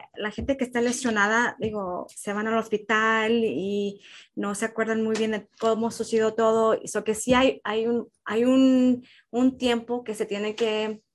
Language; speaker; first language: Spanish; early bilingual, heritage; Spanish